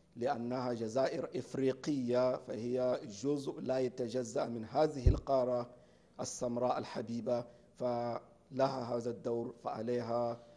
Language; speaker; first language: Arabic; non-native, fluent; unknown